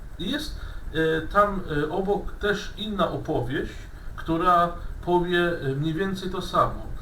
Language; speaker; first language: Polish; non-native, fluent; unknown